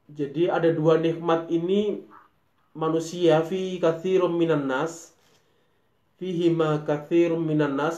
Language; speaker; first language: Indonesian; native; Indonesian